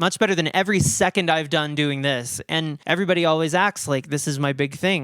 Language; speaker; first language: English; native; English